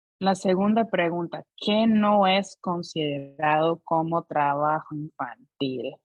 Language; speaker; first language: Spanish; non-native, fluent; English